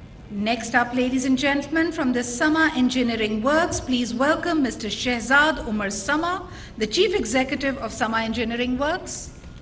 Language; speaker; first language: English; non-native, local second language; Urdu